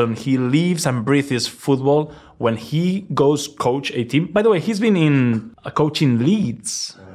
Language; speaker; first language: English; non-native, fluent; Spanish